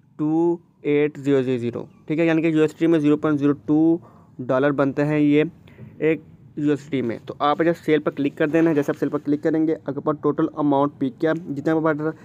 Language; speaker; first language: Urdu; native; Urdu